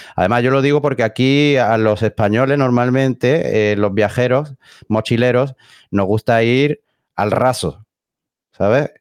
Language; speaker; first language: Spanish; native; Spanish